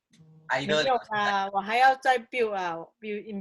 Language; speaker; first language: Chinese; native; Chinese